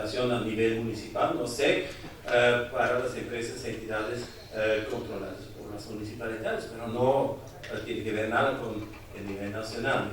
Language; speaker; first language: Spanish; non-native, fluent; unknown